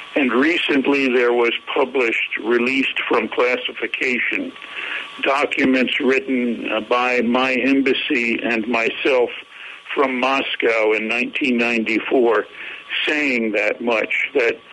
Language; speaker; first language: English; native; English